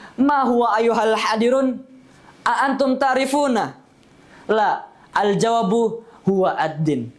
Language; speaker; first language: Arabic; non-native, learner; Indonesian